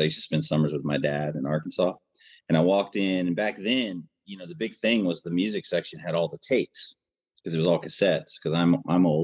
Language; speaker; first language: English; native; English